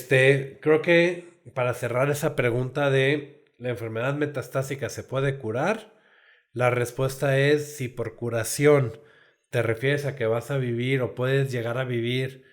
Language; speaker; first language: Spanish; native; Spanish